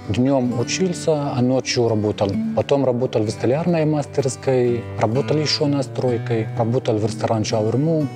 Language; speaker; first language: Russian; non-native, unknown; Arabic